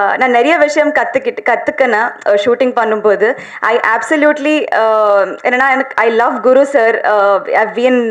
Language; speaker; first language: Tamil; non-native, learner; Telugu